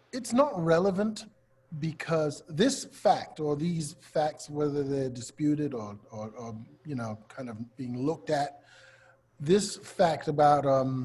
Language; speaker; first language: English; native; English